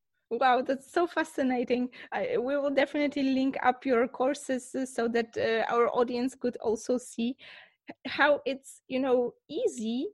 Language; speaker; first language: English; non-native, fluent; Polish